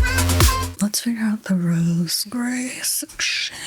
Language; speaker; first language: English; native; English